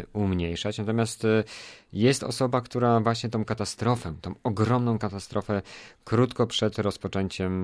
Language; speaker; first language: Polish; native; Polish